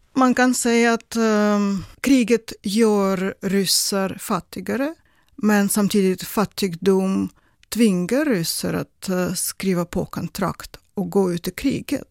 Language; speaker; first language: Swedish; non-native, fluent; Russian